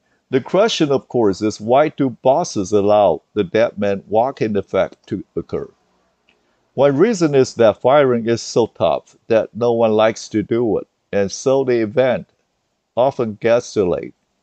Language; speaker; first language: English; non-native, fluent; Chinese